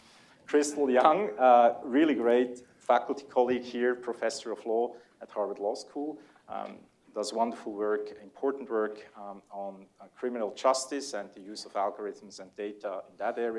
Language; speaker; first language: English; non-native, fluent; German